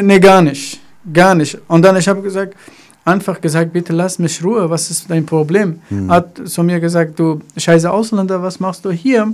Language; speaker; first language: German; non-native, learner; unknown